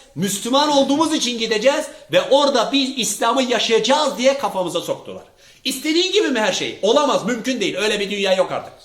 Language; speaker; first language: Turkish; early bilingual, heritage; Turkish